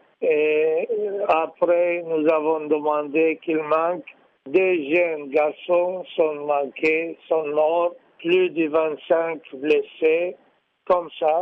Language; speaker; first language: French; non-native, learner; Arabic